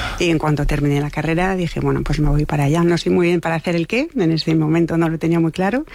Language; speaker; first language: Spanish; non-native, fluent; French